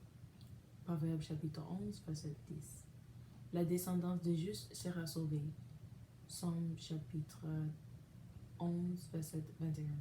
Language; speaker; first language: French; non-native, learner; English